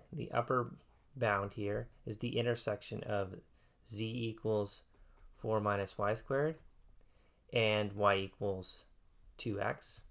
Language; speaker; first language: English; native; English